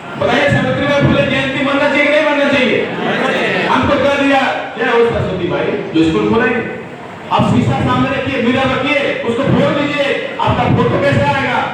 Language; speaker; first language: Hindi; native; Hindi